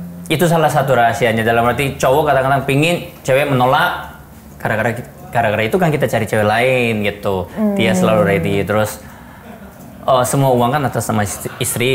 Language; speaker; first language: Indonesian; non-native, fluent; Korean